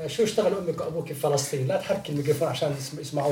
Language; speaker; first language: Swedish; non-native, fluent; Arabic